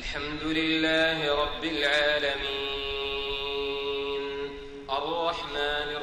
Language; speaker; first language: Arabic; native; Arabic